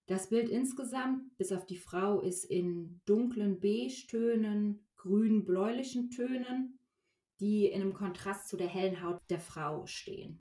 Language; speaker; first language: German; native; German